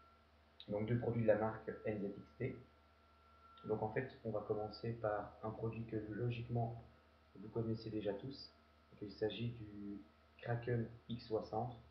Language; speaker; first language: French; native; French